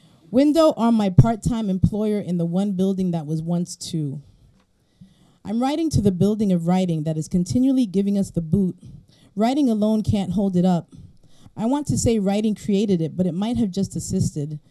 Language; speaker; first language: English; early bilingual, other home language; Spanish